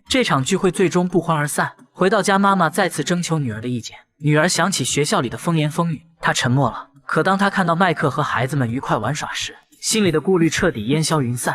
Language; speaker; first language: Chinese; native; Chinese